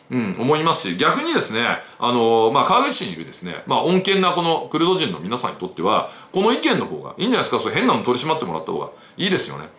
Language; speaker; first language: Japanese; native; Japanese